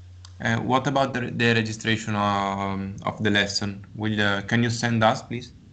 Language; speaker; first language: English; non-native, learner; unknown